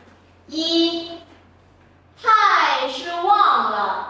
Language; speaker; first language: Chinese; non-native, fluent; Vietnamese